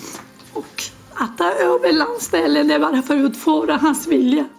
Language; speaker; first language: Swedish; non-native, learner; Spanish